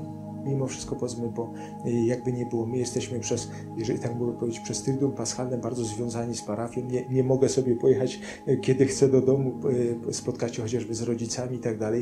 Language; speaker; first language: Polish; native; Polish